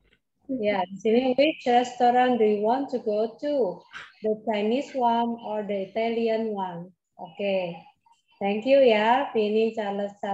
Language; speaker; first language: English; non-native, fluent; Indonesian